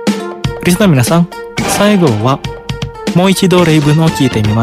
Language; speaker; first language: Japanese; non-native, fluent; Indonesian